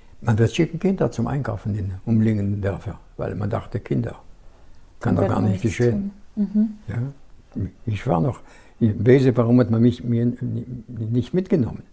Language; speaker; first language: German; non-native, fluent; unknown